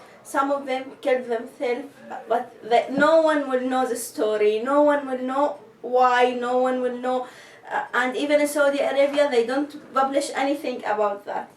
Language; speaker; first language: English; non-native, learner; Arabic